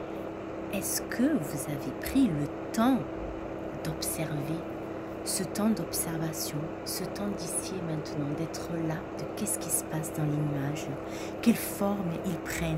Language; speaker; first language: French; native; French